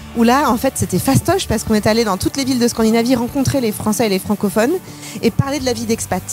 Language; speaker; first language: French; native; French